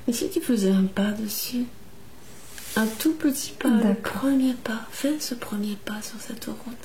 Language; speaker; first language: French; native; French